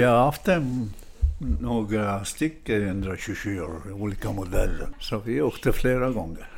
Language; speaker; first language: Swedish; non-native, fluent; Italian